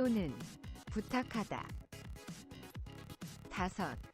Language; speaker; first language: Korean; non-native, learner; English